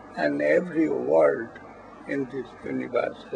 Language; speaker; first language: English; non-native, local second language; Bangla